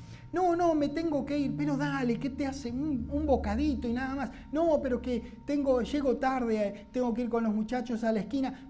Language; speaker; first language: Spanish; native; Spanish